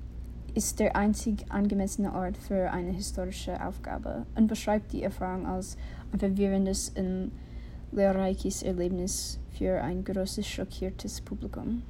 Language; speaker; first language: German; non-native, learner; English